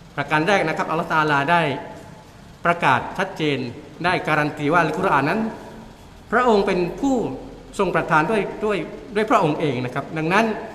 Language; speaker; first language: Thai; non-native, local second language; Malay